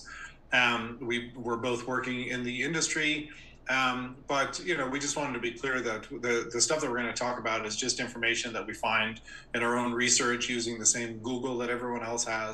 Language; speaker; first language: English; native; English